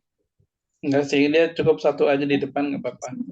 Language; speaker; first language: Indonesian; native; Indonesian